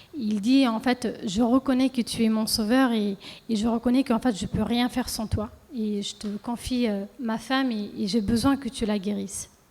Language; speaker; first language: French; early bilingual, other home language; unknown